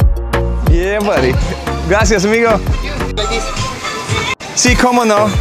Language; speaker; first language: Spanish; non-native, learner; English